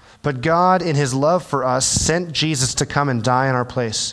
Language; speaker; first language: English; early bilingual, other home language; Chinese